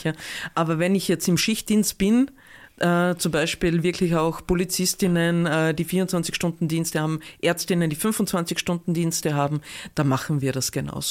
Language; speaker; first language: German; native; German